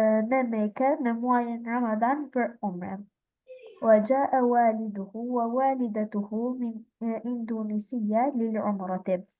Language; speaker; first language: Arabic; non-native, learner; Albanian